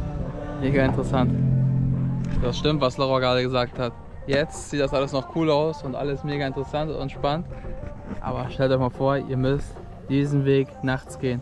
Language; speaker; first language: German; native; German